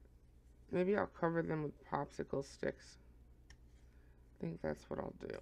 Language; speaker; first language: English; native; English